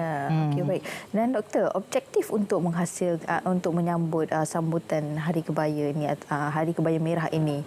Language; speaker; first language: Malay; native; Malay